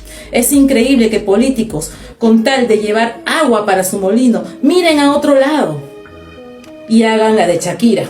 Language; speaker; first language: Spanish; native; Spanish